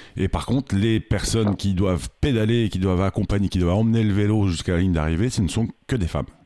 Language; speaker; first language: French; native; French